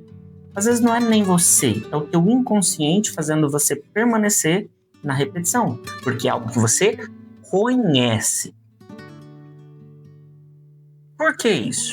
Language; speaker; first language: Portuguese; native; Portuguese